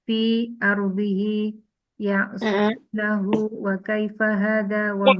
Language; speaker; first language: Arabic; non-native, learner; Indonesian